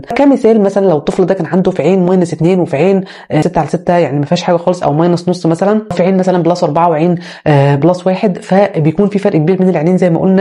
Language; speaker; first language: Arabic; native; Arabic